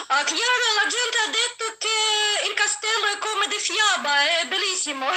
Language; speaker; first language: Italian; non-native, learner; Russian